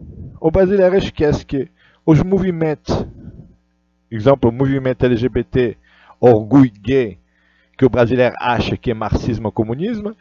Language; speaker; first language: Portuguese; non-native, learner; Russian